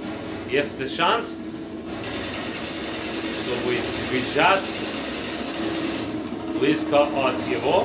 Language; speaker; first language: Russian; non-native, learner; English